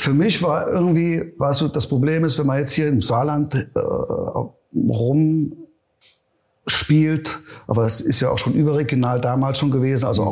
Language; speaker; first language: German; native; German